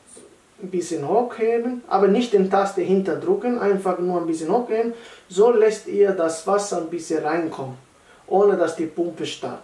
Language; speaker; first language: German; non-native, learner; Italian